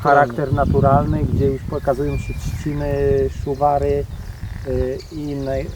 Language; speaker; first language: Polish; native; Polish